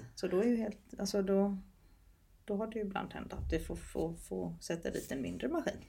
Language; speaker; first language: Swedish; native; Swedish